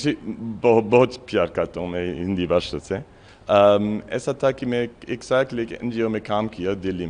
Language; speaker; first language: Hindi; non-native, learner; German